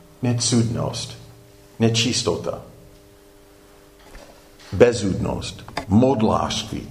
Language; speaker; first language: Czech; non-native, fluent; English